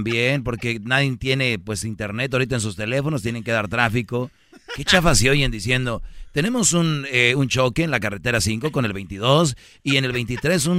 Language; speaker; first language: Spanish; native; Spanish